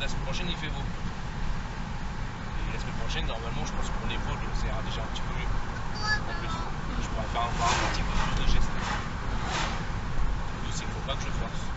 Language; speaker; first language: French; native; French